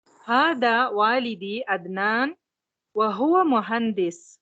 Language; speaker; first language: Arabic; non-native, learner; Tamil